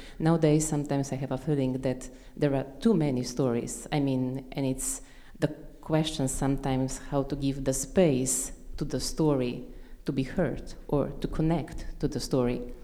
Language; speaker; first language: English; non-native, fluent; Slovenian